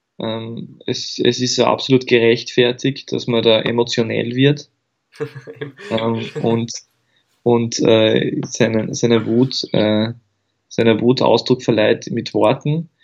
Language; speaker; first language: German; native; German